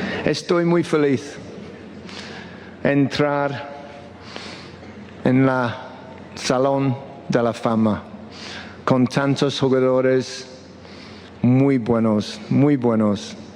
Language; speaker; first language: Spanish; non-native, fluent; English